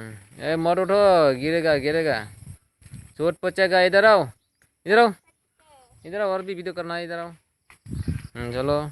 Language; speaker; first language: Hindi; non-native, local second language; Kok Borok